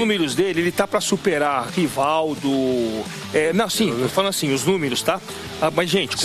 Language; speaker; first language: Portuguese; native; Portuguese